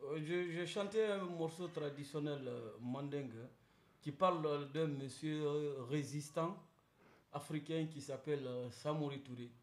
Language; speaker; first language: French; non-native, local second language; Mandingo